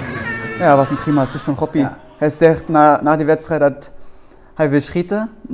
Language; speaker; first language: Dutch; non-native, learner; German